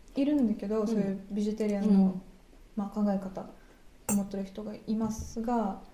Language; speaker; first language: Japanese; non-native, fluent; Russian